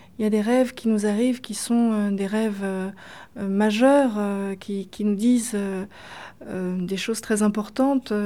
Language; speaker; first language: French; native; French